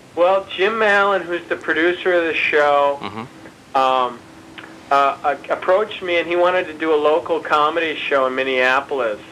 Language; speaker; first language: English; native; English